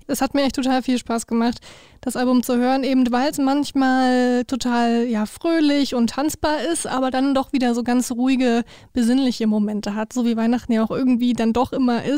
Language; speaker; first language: German; native; German